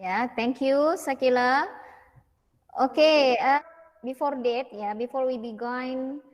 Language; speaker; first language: English; non-native, fluent; Indonesian